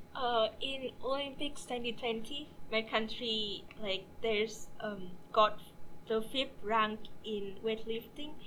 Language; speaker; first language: English; non-native, fluent; Vietnamese